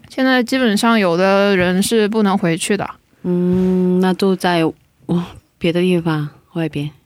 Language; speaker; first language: Chinese; native; Chinese